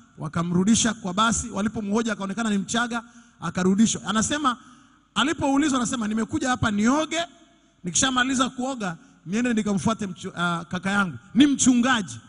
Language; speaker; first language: Swahili; non-native, local second language; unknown